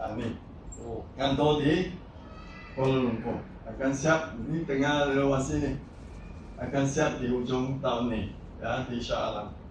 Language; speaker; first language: Malay; non-native, local second language; Chinese